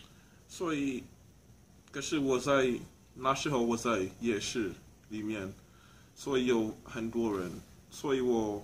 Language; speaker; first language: Chinese; non-native, learner; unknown